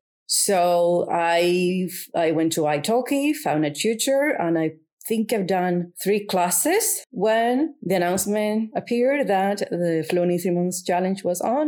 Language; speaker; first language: English; non-native, fluent; Spanish